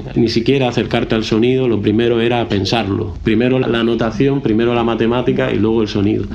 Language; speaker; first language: Spanish; native; Spanish